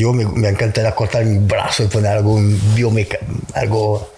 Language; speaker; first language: Spanish; non-native, fluent; French